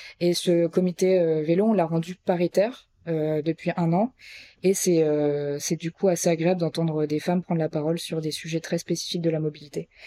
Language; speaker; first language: French; native; French